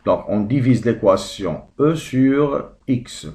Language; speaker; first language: French; non-native, local second language; Arabic